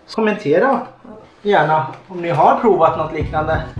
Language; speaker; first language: Swedish; native; Swedish